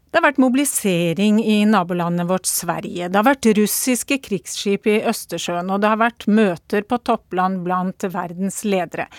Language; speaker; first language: Norwegian; native; Norwegian